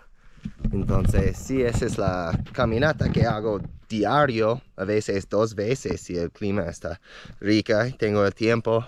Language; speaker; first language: Spanish; non-native, fluent; English